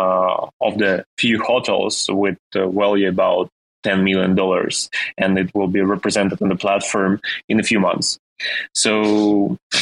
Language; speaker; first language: English; non-native, fluent; Ukrainian